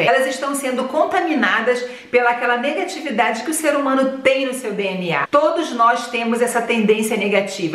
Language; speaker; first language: Portuguese; native; Portuguese